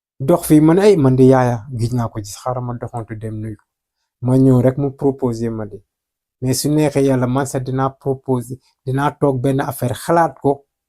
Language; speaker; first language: Wolof; non-native, local second language; Fula